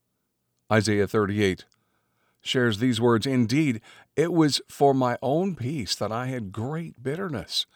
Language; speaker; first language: English; native; English